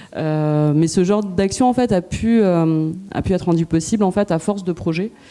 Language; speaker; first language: French; native; French